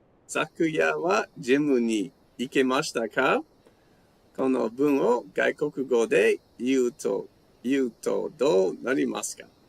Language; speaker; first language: Japanese; non-native, learner; English